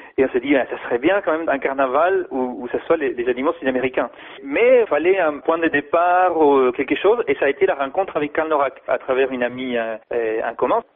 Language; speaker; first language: French; non-native, fluent; Spanish